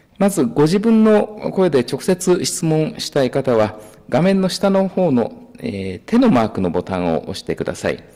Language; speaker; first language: Japanese; native; Japanese